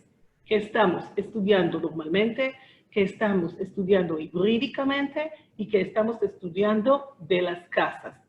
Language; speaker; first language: Spanish; non-native, fluent; Hebrew